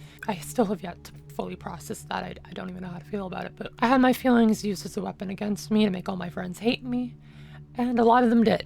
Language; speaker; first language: English; native; English